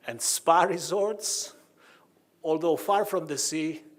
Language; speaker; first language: English; non-native, fluent; Greek